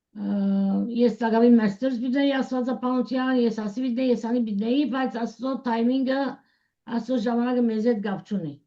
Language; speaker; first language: Armenian; early bilingual, heritage; Armenian